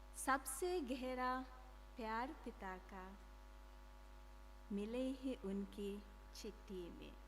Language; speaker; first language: Hindi; non-native, learner; Sinhala